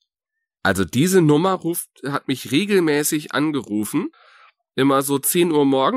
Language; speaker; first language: German; native; German